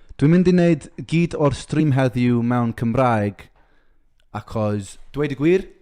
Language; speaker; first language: Welsh; non-native, learner; English